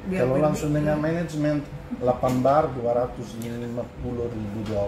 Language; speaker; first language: Indonesian; non-native, learner; English